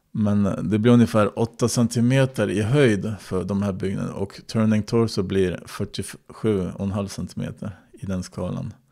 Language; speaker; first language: Swedish; native; Swedish